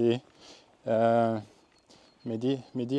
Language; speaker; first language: Spanish; non-native, learner; French